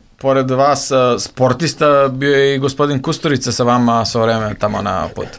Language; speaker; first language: Serbian; native; Serbian